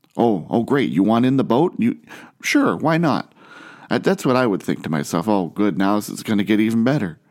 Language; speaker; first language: English; native; English